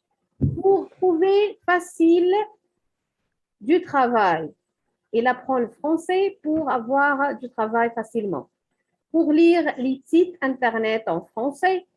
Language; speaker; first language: French; non-native, fluent; Arabic